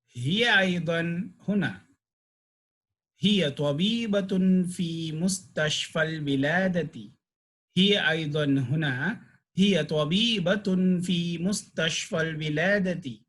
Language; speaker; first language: Arabic; non-native, fluent; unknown